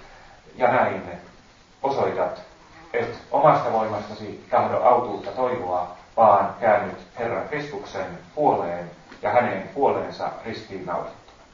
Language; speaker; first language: Finnish; native; Finnish